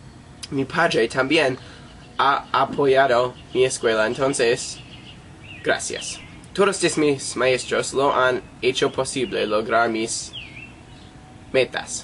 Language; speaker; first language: Spanish; non-native, learner; English